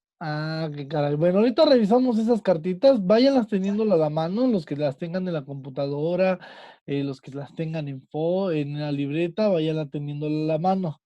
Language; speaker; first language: Spanish; native; Spanish